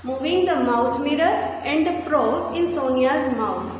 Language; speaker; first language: English; non-native, local second language; Gujarati